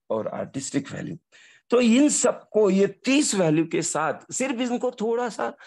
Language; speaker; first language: Hindi; non-native, local second language; Marathi